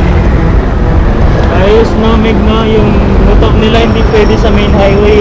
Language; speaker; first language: Filipino; non-native, local second language; Cebuano